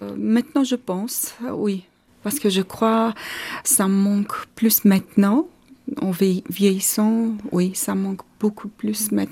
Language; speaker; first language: French; non-native, fluent; Armenian